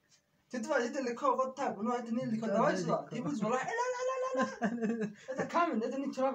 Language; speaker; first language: Russian; non-native, learner; Turkish